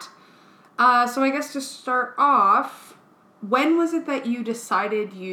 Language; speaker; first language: English; native; English